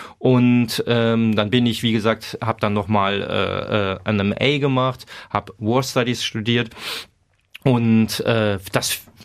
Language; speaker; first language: German; native; German